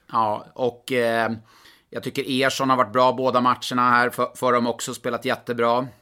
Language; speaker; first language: Swedish; native; Swedish